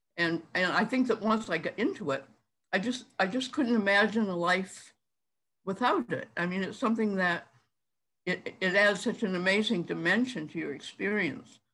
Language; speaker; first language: English; native; English